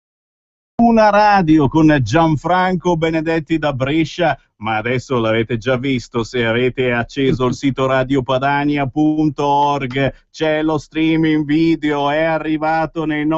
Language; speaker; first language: Italian; native; Italian